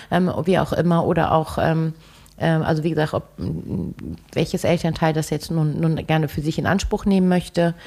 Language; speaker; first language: German; early bilingual, other home language; Turkish